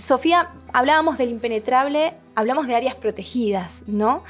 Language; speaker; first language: Spanish; native; Spanish